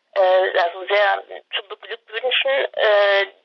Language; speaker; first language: German; non-native, fluent; French